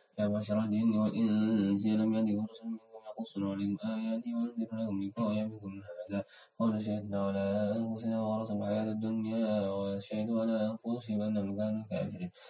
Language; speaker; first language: Arabic; non-native, learner; Indonesian